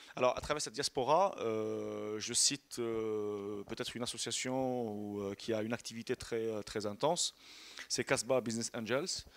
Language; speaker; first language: French; non-native, local second language; Arabic